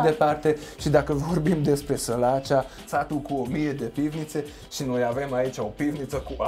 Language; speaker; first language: Romanian; non-native, local second language; Hungarian